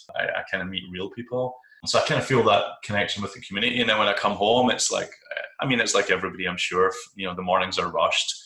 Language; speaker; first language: English; native; English